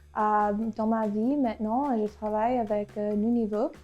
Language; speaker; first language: French; non-native, fluent; English